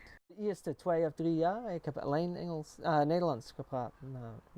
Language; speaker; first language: Dutch; early bilingual, heritage; English